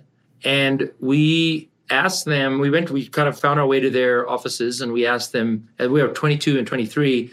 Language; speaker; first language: English; native; English